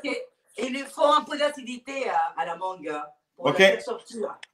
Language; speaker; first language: French; non-native, fluent; Spanish